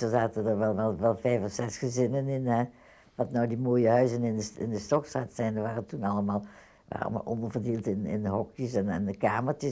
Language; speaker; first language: Dutch; native; Dutch